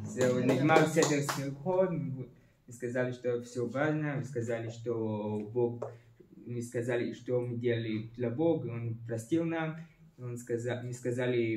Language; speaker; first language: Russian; early bilingual, heritage; Russian